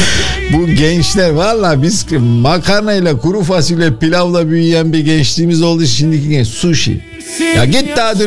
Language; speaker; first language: Turkish; native; Turkish